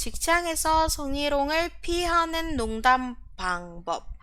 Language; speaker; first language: Korean; non-native, fluent; Indonesian